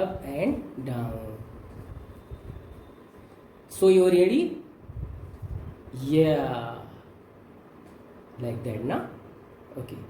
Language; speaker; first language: English; non-native, local second language; Hindi